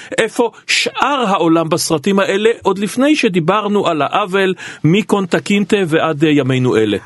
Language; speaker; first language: Hebrew; native; Hebrew